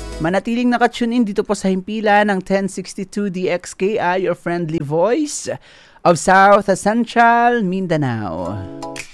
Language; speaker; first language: Filipino; non-native, local second language; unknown